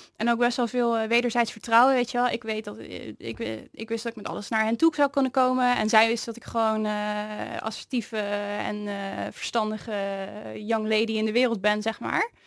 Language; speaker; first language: Dutch; native; Dutch